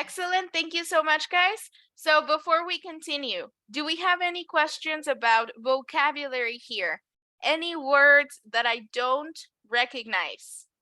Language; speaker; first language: English; non-native, fluent; Spanish